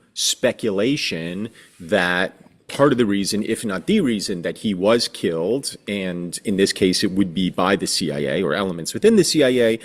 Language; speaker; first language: English; native; English